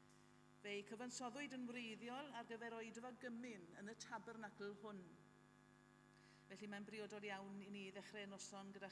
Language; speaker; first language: Welsh; native; Welsh